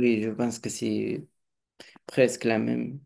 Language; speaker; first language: French; non-native, learner; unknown